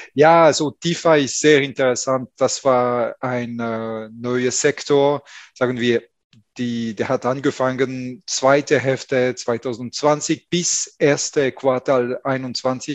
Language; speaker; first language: German; non-native, fluent; French